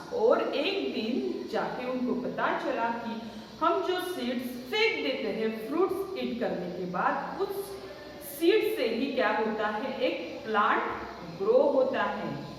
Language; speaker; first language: Hindi; non-native, local second language; Marathi